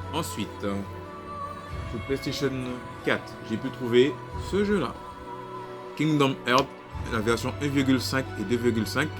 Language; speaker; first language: French; native; French